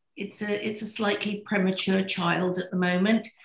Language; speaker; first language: English; native; English